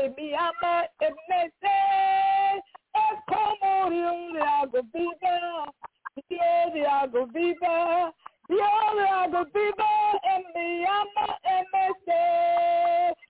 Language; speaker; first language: Spanish; non-native, learner; English